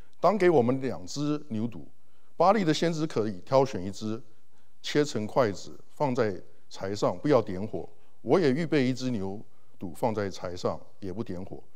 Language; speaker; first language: Chinese; early bilingual, heritage; Chinese